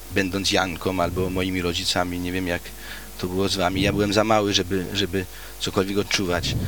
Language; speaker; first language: Polish; early bilingual, heritage; Polish